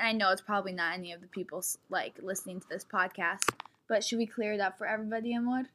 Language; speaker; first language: English; early bilingual, other home language; Spanish